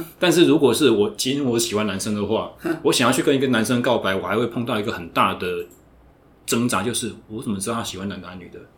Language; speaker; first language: Chinese; native; Chinese